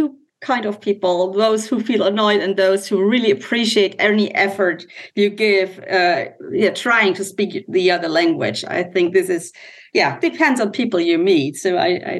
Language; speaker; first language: English; non-native, fluent; German